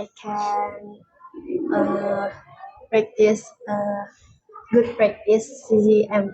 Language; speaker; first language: English; non-native, learner; Indonesian